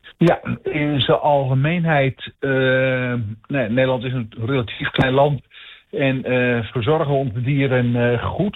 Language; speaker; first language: Dutch; native; Dutch